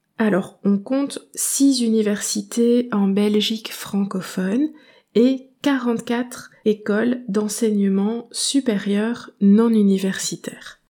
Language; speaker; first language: French; native; French